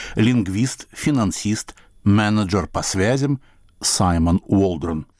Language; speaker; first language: Russian; native; Russian